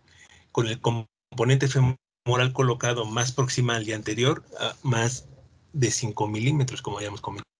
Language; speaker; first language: Spanish; native; Spanish